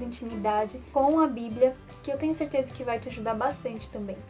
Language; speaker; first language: Portuguese; native; Portuguese